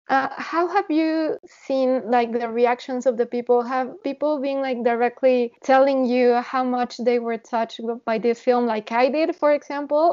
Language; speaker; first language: English; non-native, fluent; Spanish